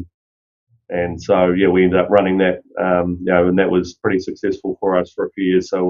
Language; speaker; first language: English; native; English